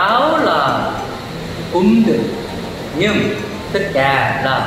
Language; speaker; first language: Vietnamese; non-native, learner; Korean